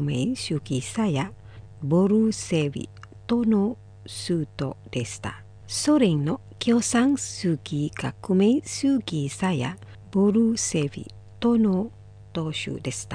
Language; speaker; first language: Japanese; non-native, fluent; Indonesian